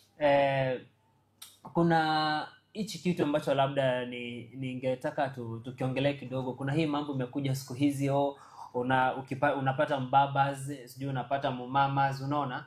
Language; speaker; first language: Swahili; non-native, local second language; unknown